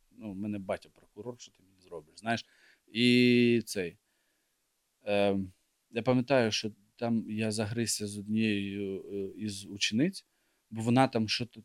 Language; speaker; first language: Ukrainian; native; Ukrainian